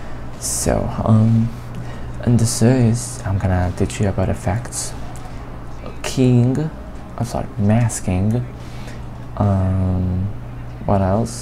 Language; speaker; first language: English; non-native, learner; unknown